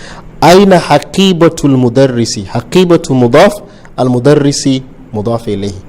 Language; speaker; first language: Arabic; non-native, fluent; Hausa